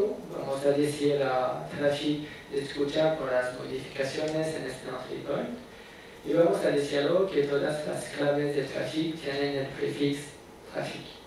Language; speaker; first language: Spanish; non-native, fluent; French